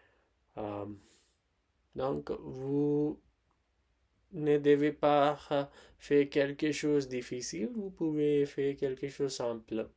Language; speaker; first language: French; non-native, learner; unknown